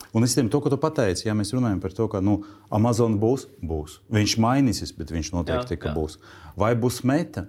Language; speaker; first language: Latvian; non-native, local second language; Russian